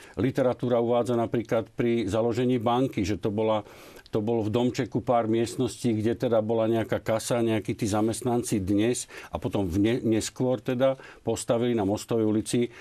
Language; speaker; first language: Slovak; native; Slovak